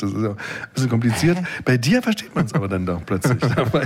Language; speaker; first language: German; native; German